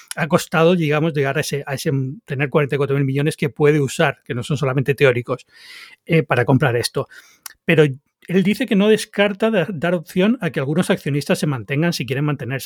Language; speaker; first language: Spanish; native; Spanish